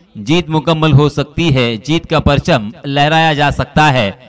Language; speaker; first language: Hindi; non-native, local second language; Marathi